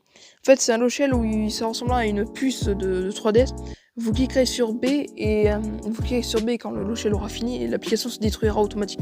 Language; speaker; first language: French; native; French